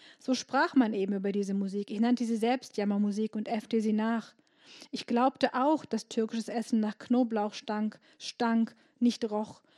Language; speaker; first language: German; early bilingual, other home language; Turkish